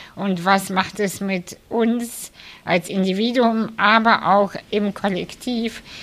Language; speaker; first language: German; non-native, fluent; Russian